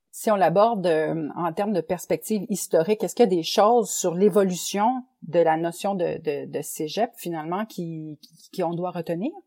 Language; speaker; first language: French; native; French